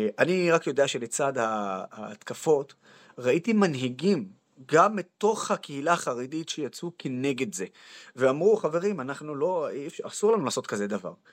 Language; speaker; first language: Hebrew; non-native, local second language; Arabic